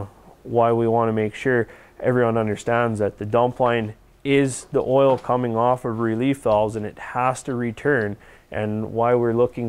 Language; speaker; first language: English; native; English